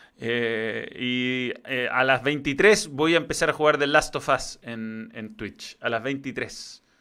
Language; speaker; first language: Spanish; native; Spanish